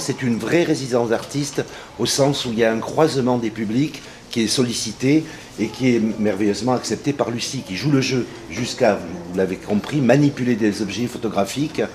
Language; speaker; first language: French; native; French